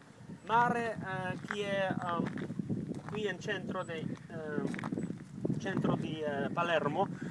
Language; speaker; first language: Italian; non-native, learner; Czech